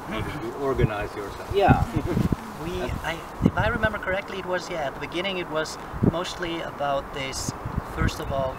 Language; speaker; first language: English; non-native, fluent; German